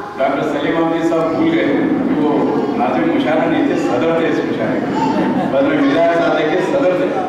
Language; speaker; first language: Urdu; native; Urdu